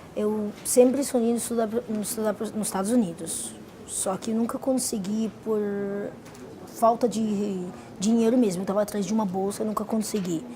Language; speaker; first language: Portuguese; non-native, fluent; Arabic